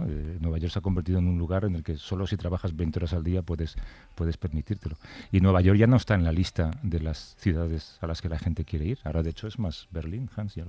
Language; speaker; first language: Spanish; native; Spanish